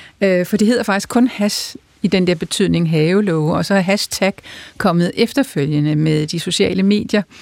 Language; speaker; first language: Danish; early bilingual, other home language; German